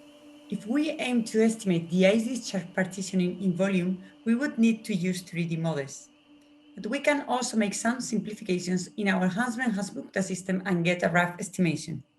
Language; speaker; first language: English; non-native, fluent; Spanish